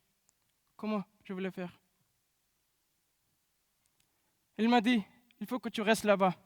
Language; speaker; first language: French; non-native, learner; Pashto